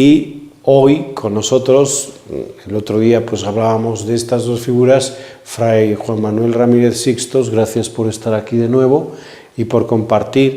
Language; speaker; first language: Spanish; native; Spanish